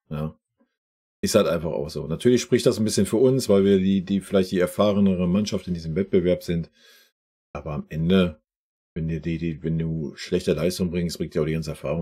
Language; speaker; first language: German; native; German